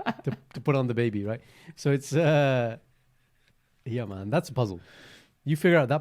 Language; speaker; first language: English; early bilingual, other home language; Punjabi